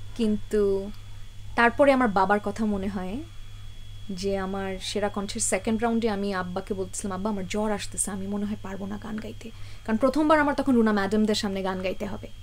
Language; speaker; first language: Bangla; early bilingual, heritage; Bangla